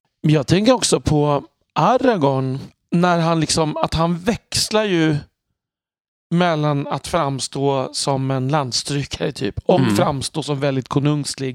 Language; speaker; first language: Swedish; native; Swedish